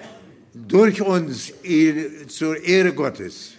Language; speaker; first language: German; non-native, fluent; Russian